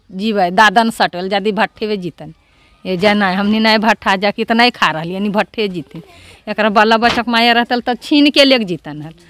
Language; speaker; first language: Hindi; native; Hindi